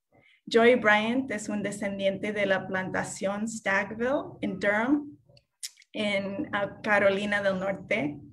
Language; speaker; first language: Spanish; non-native, fluent; English